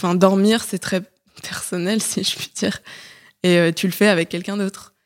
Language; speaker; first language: French; native; French